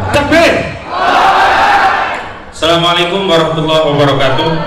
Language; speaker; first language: Indonesian; native; Indonesian